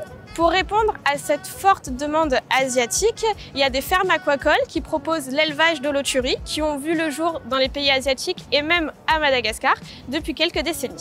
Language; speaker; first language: French; native; French